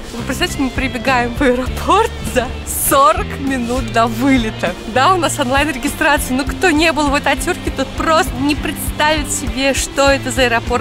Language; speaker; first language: Russian; native; Russian